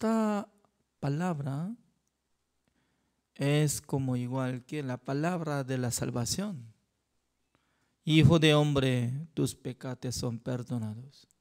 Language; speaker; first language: Spanish; non-native, fluent; Korean